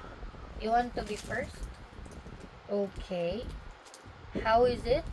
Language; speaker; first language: English; non-native, local second language; Filipino